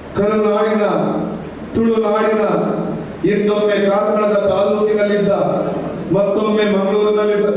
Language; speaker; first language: Kannada; non-native, local second language; Tulu